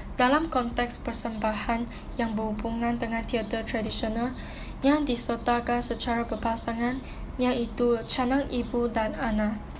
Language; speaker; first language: Malay; non-native, local second language; Chinese